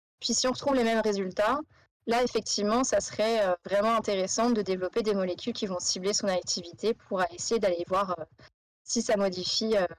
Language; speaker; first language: French; native; French